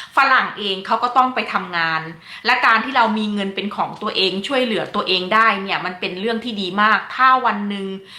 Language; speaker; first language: Thai; native; Thai